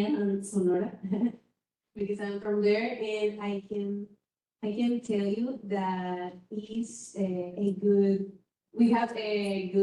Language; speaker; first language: English; non-native, learner; Spanish